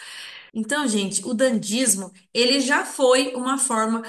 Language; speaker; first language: Portuguese; native; Portuguese